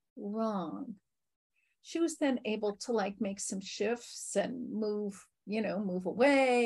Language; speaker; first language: English; native; English